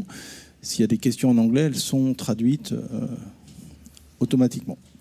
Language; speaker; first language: French; native; French